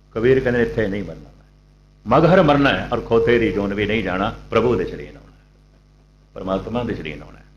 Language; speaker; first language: Urdu; non-native, local second language; Punjabi